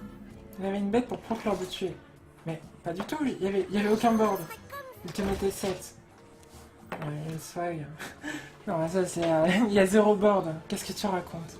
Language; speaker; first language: French; native; French